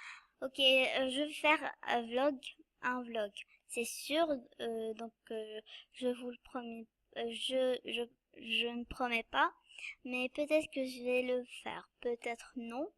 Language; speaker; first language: French; non-native, local second language; Arabic